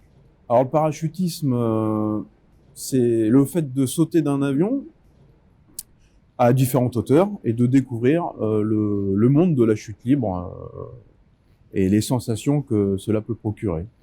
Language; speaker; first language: French; native; French